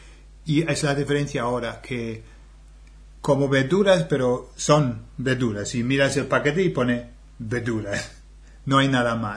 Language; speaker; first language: Spanish; non-native, fluent; English